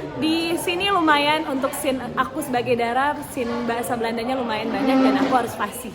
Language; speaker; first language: Indonesian; native; Indonesian